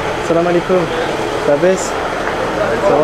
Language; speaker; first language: French; native; French